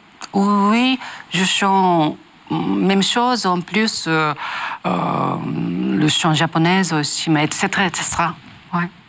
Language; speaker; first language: French; non-native, learner; Japanese